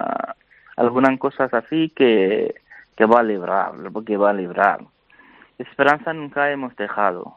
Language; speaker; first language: Spanish; non-native, learner; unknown